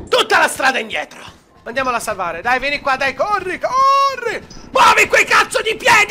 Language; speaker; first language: Italian; native; Italian